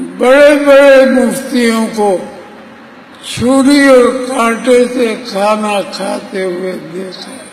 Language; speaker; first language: Urdu; native; Urdu